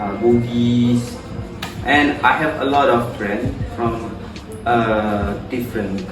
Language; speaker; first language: English; non-native, local second language; Malay